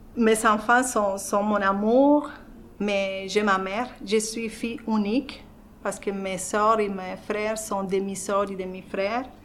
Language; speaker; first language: French; non-native, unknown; Spanish